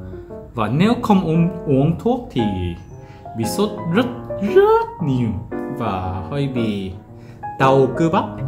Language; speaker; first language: Vietnamese; non-native, learner; Korean